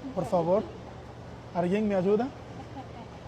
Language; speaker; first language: Spanish; non-native, learner; Haitian Creole